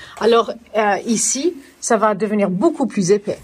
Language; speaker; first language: French; non-native, fluent; English